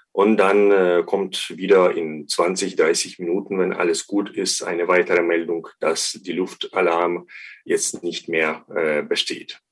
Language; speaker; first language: German; non-native, fluent; Ukrainian